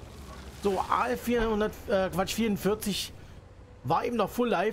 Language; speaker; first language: German; native; German